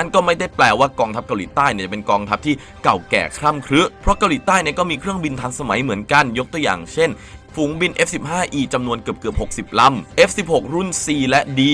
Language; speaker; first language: Thai; native; Thai